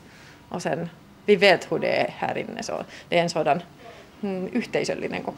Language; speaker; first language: Swedish; non-native, local second language; Finnish